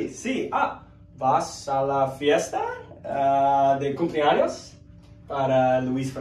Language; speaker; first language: Spanish; non-native, learner; English